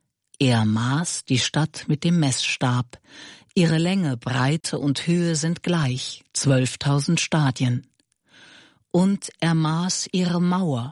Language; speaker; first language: German; native; German